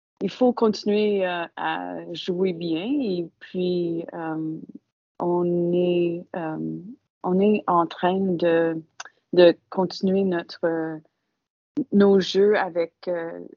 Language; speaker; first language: French; non-native, local second language; English